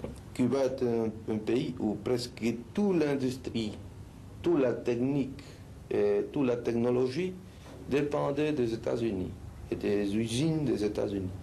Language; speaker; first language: French; non-native, local second language; Spanish